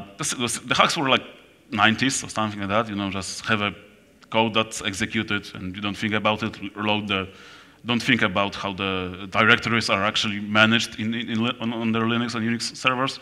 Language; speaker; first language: English; non-native, fluent; Polish